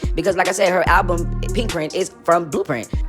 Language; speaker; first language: English; native; English